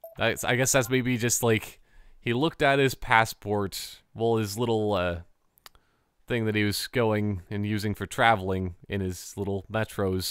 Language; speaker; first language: English; native; English